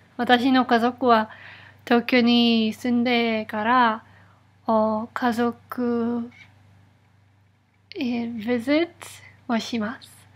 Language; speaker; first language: Japanese; non-native, learner; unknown